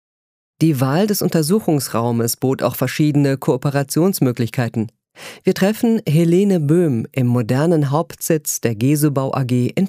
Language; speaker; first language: German; native; German